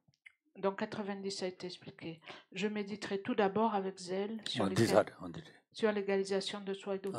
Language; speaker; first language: French; native; French